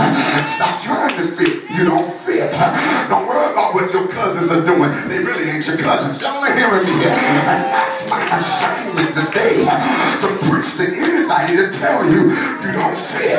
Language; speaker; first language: English; native; English